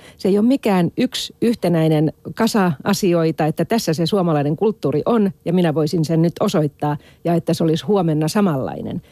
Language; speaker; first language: Finnish; native; Finnish